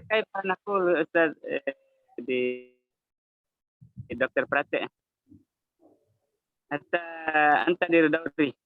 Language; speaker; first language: Arabic; non-native, learner; Indonesian